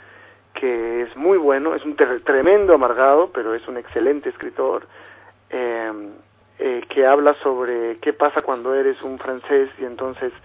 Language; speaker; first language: Spanish; native; Spanish